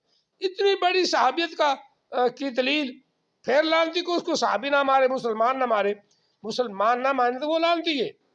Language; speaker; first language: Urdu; non-native, local second language; Punjabi